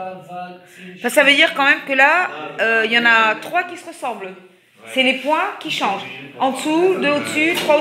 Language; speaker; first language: French; native; French